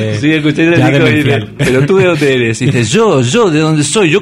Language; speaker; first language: Spanish; native; Spanish